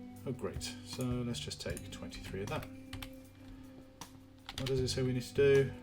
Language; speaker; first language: English; native; English